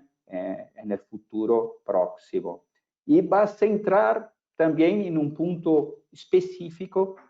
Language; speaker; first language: Spanish; non-native, fluent; Portuguese